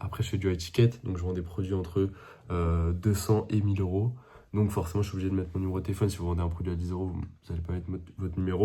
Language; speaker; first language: French; native; French